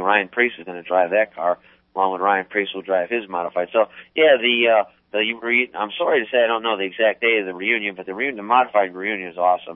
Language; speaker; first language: English; native; English